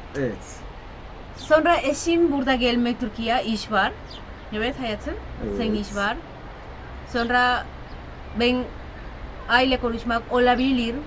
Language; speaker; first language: Turkish; non-native, learner; Spanish